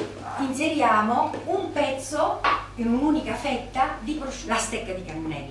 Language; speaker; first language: Italian; native; Italian